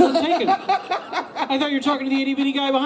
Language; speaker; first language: English; native; English